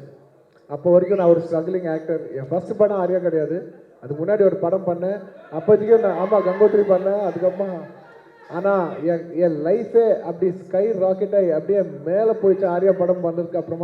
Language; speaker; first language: Tamil; non-native, local second language; Telugu